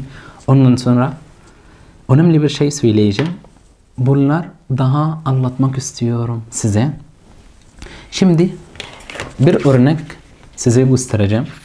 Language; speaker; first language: Turkish; non-native, fluent; Arabic